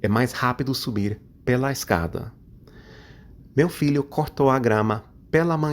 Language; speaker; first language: Portuguese; non-native, fluent; English